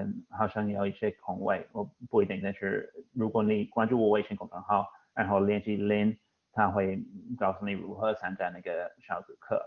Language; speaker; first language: Chinese; non-native, fluent; English